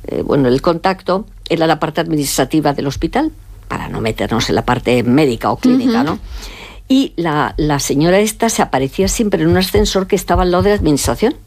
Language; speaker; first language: Spanish; native; Spanish